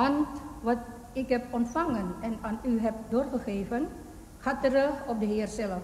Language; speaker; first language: Dutch; non-native, fluent; Indonesian